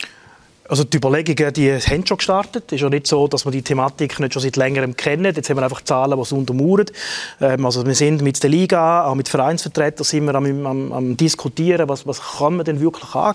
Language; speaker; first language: German; native; German